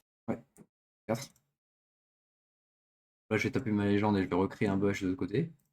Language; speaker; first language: French; native; French